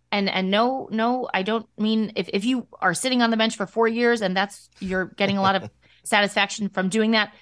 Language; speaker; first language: English; native; English